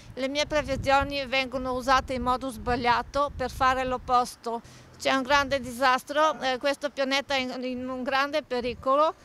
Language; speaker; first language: Italian; non-native, fluent; Bulgarian